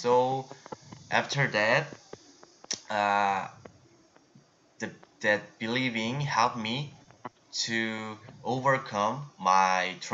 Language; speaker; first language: English; non-native, learner; Korean